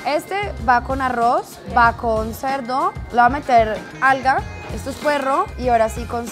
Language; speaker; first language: Spanish; native; Spanish